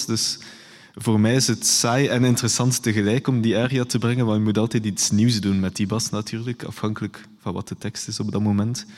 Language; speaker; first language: Dutch; native; Dutch